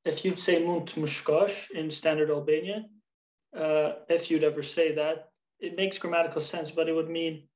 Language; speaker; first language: English; early bilingual, other home language; Albanian